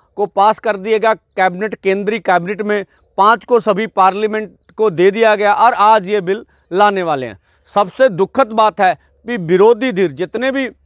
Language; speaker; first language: Hindi; non-native, local second language; Punjabi